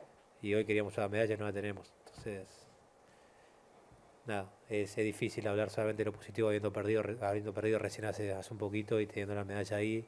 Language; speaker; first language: Spanish; native; Spanish